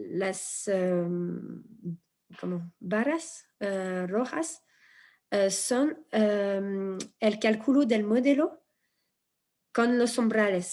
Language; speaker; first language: Spanish; non-native, fluent; French